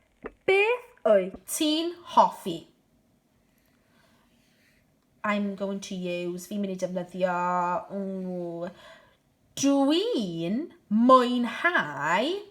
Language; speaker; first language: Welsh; non-native, local second language; English